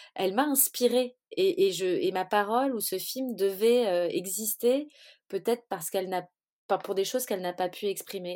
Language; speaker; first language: French; early bilingual, other home language; Portuguese